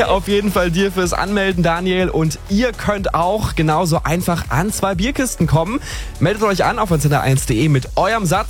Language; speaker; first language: German; native; German